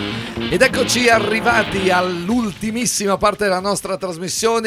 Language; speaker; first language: Italian; native; Italian